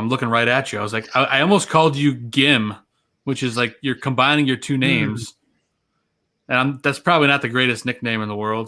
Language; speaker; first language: English; native; English